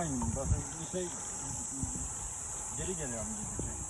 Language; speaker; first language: Turkish; early bilingual, heritage; Turkish